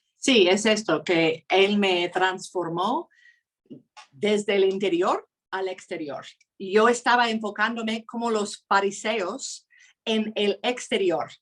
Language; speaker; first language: Spanish; non-native, fluent; English